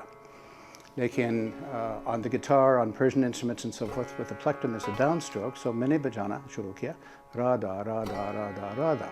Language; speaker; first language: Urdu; non-native, fluent; English